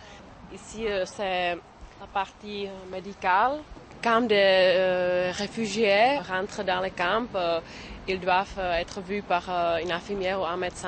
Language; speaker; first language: French; non-native, fluent; Czech